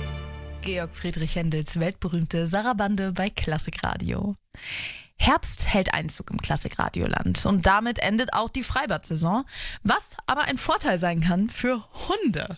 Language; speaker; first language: German; native; German